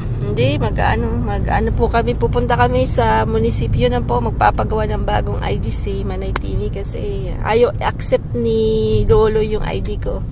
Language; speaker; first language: Filipino; native; Filipino